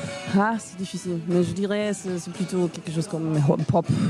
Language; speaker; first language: French; non-native, fluent; German